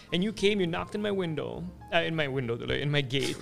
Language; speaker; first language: English; non-native, local second language; Cebuano